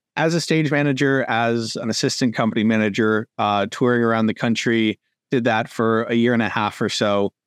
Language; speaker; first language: English; native; English